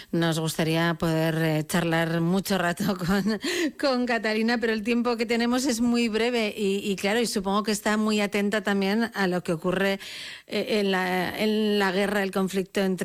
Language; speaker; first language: Spanish; native; Spanish